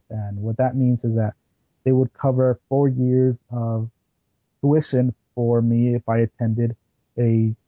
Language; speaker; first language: English; early bilingual, other home language; Spanish